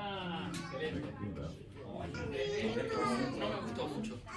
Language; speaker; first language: Portuguese; non-native, learner; Spanish